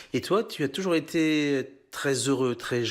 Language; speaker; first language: French; native; French